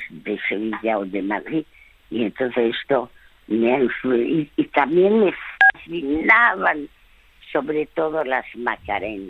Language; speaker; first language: Spanish; early bilingual, other home language; French